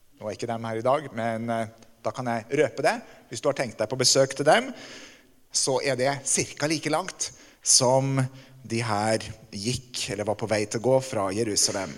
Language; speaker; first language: Norwegian; native; Norwegian